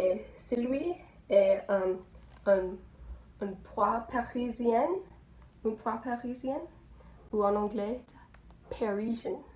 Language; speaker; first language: French; non-native, learner; English